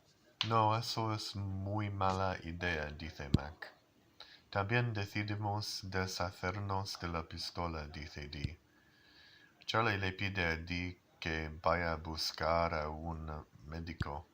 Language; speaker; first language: Spanish; non-native, learner; English